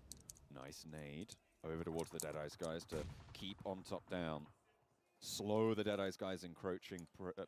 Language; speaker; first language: English; native; English